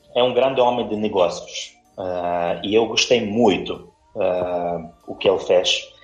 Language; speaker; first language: Portuguese; non-native, fluent; Ukrainian